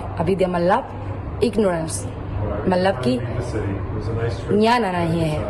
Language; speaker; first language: Hindi; non-native, learner; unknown